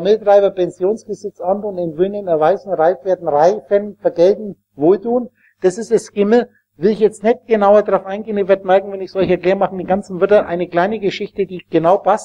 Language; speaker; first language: German; native; German